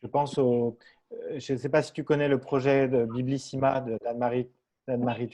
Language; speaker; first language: French; native; French